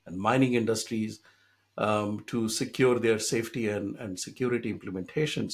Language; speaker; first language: English; non-native, local second language; Hindi